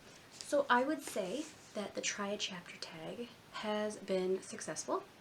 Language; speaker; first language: English; native; English